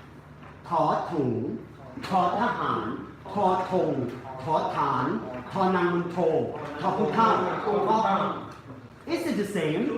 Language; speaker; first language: Thai; native; Thai